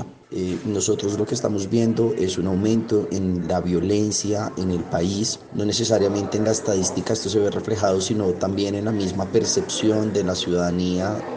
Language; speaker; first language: Spanish; native; Spanish